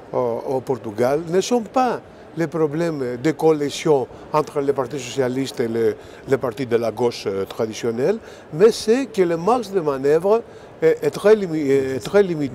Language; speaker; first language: French; non-native, fluent; Greek